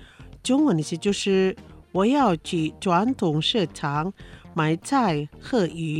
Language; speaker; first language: Chinese; non-native, fluent; Indonesian